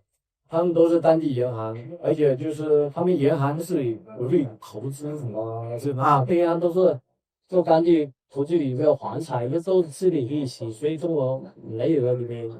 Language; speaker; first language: Chinese; native; Chinese